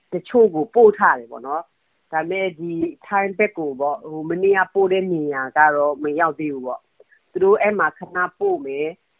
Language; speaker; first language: Burmese; non-native, local second language; S'gaw Karen